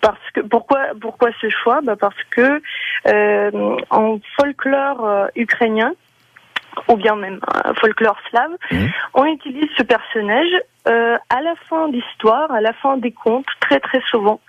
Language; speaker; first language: French; non-native, fluent; Ukrainian